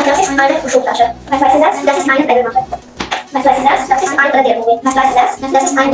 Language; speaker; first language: German; non-native, learner; Indonesian